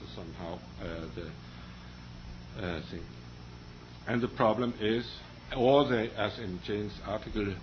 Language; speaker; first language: English; non-native, fluent; Danish